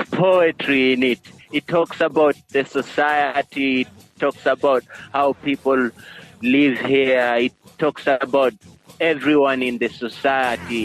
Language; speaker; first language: English; non-native, local second language; Giryama